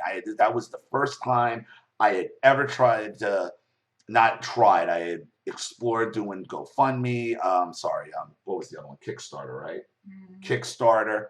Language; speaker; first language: English; native; English